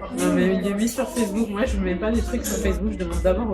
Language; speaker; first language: French; native; French